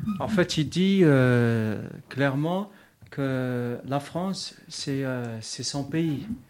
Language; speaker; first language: French; early bilingual, other home language; Arabic